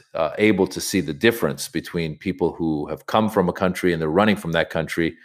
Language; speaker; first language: English; native; English